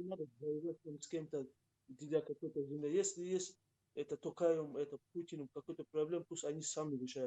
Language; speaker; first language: Russian; non-native, local second language; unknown